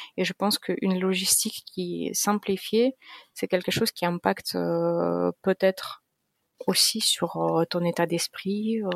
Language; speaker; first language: French; non-native, fluent; Russian